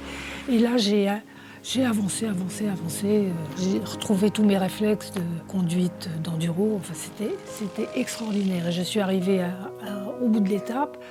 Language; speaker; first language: French; native; French